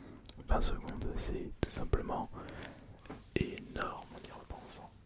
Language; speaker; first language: French; native; French